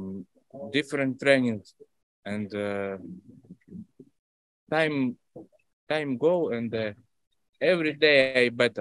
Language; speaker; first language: English; non-native, learner; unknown